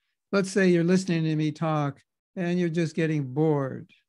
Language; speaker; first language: English; native; English